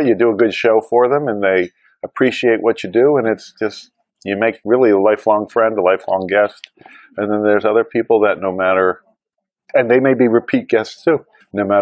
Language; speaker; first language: English; native; English